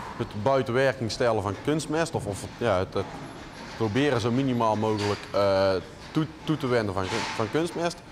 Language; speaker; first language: Dutch; native; Dutch